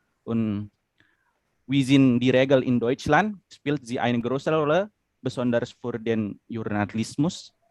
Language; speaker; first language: German; non-native, learner; Indonesian